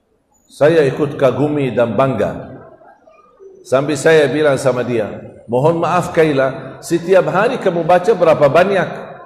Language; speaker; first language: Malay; non-native, fluent; Arabic